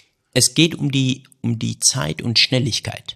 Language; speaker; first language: German; non-native, fluent; Persian